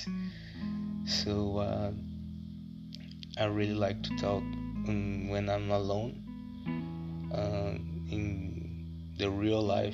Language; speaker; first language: English; non-native, learner; Portuguese